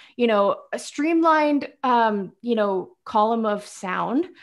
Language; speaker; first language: English; native; English